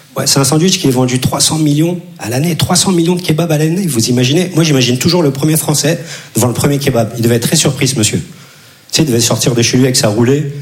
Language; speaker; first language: French; early bilingual, other home language; Turkish